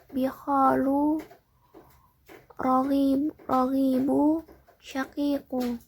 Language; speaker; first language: Arabic; non-native, learner; Indonesian